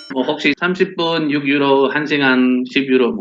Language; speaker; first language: Korean; non-native, learner; Spanish